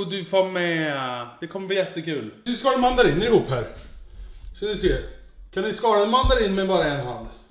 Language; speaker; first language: Swedish; native; Swedish